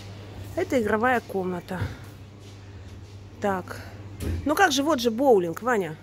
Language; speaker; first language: Russian; native; Russian